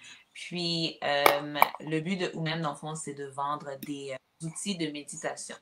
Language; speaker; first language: French; native; French